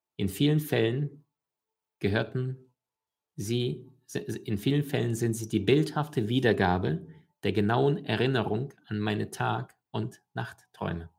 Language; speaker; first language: German; early bilingual, other home language; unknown